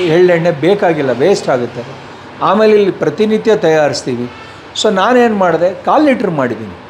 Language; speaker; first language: Kannada; native; Kannada